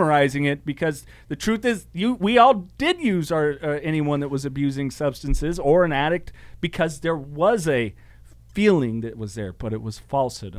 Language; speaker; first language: English; native; English